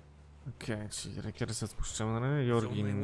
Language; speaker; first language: Polish; native; Polish